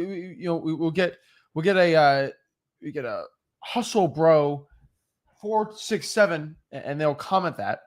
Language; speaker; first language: English; native; English